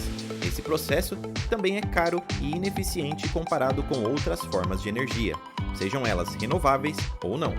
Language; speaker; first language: Portuguese; native; Portuguese